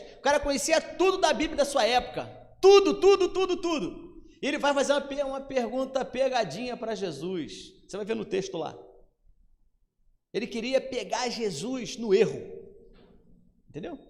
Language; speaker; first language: Portuguese; native; Portuguese